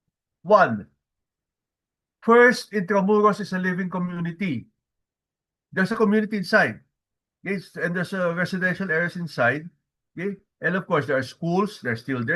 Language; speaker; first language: English; non-native, local second language; Filipino